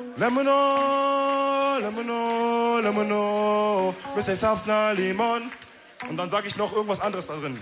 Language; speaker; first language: German; early bilingual, other home language; Wolof